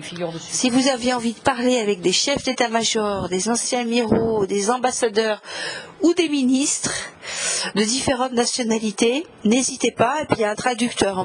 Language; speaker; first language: French; native; French